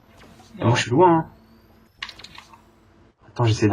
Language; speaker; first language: French; native; French